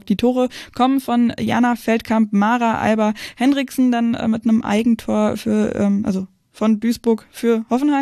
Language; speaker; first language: German; native; German